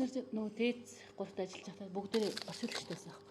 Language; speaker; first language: Mongolian; native; Mongolian